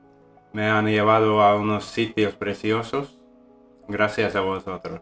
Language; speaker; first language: Spanish; non-native, fluent; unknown